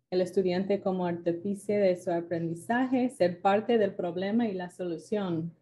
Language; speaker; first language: Spanish; non-native, fluent; English